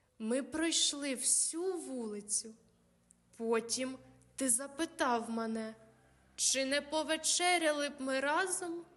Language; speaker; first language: Ukrainian; native; Ukrainian